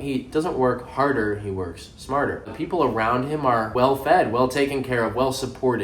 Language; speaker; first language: English; native; English